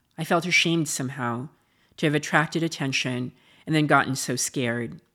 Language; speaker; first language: English; non-native, local second language; Filipino